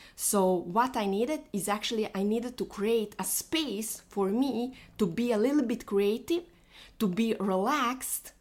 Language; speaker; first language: English; non-native, fluent; Bosnian